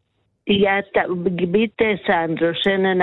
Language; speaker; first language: German; non-native, learner; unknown